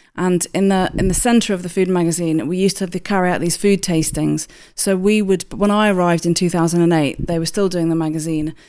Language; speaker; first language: English; native; English